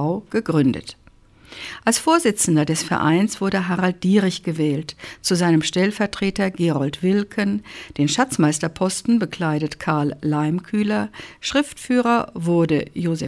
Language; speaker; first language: German; native; German